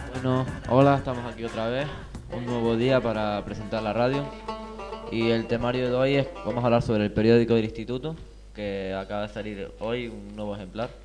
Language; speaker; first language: Spanish; native; Spanish